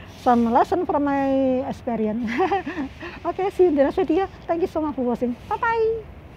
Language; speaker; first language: English; non-native, learner; Indonesian